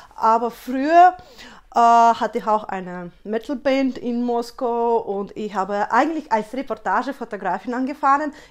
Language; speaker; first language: German; non-native, fluent; Russian